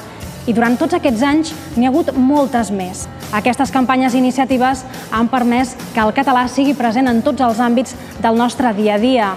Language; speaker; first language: Catalan; native; Catalan